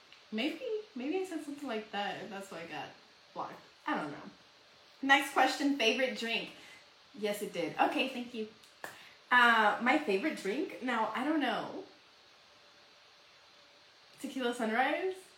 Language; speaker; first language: English; early bilingual, other home language; Spanish